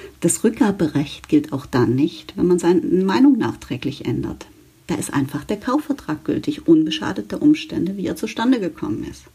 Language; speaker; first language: German; native; German